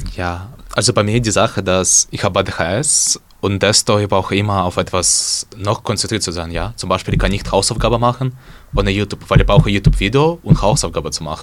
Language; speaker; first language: German; non-native, learner; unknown